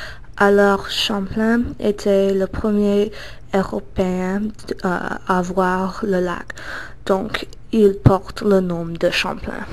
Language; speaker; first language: French; non-native, learner; English